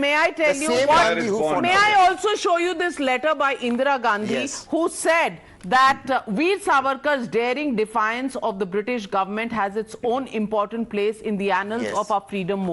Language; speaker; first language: English; non-native, local second language; Hindi